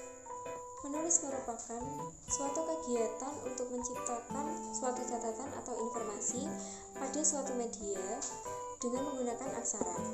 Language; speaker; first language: Indonesian; native; Indonesian